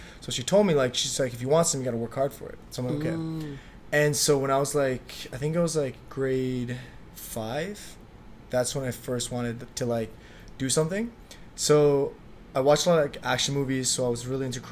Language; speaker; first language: English; early bilingual, other home language; Vietnamese